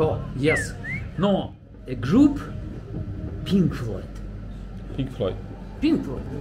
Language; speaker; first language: English; non-native, learner; Russian